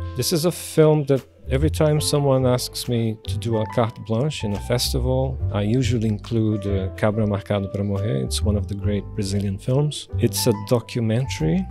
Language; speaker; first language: English; non-native, fluent; Portuguese